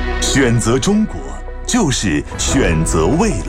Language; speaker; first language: Chinese; native; Chinese